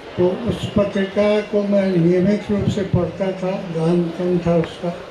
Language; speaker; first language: Hindi; non-native, local second language; Maithili